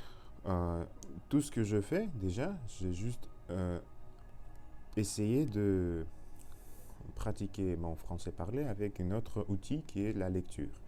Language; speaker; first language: French; non-native, learner; Russian